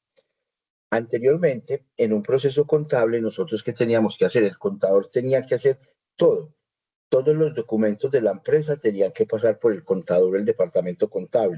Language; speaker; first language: Spanish; native; Spanish